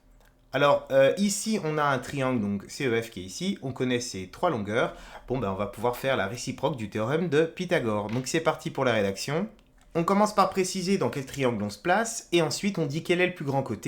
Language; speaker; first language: French; native; French